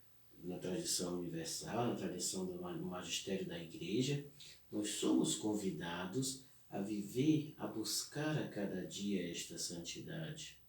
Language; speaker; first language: Portuguese; native; Portuguese